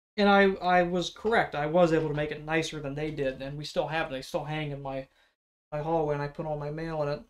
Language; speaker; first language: English; native; English